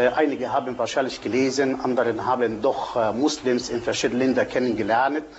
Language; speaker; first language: German; non-native, fluent; Arabic